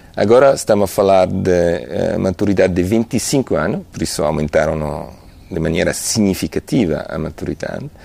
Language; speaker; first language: Portuguese; non-native, fluent; Italian